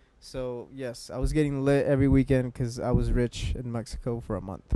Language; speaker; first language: English; native; English